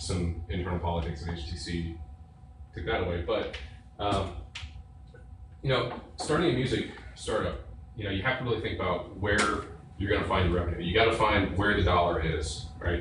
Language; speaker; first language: English; native; English